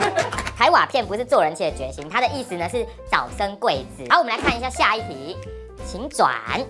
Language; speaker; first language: Chinese; native; Chinese